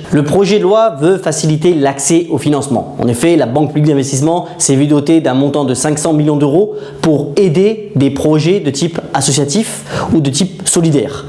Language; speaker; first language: French; native; French